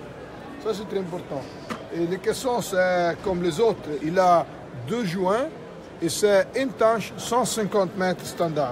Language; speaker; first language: French; non-native, fluent; Italian